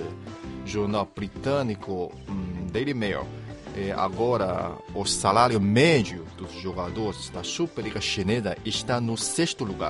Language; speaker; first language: Portuguese; non-native, fluent; Chinese